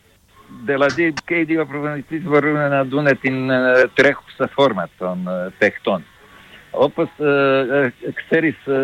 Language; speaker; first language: Greek; non-native, fluent; Serbian